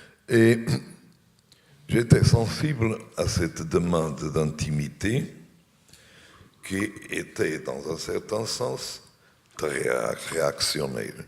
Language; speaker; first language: French; non-native, fluent; Portuguese